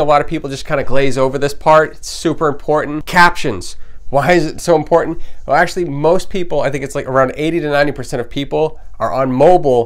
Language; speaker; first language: English; native; English